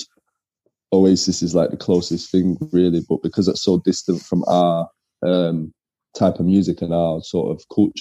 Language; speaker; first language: English; native; English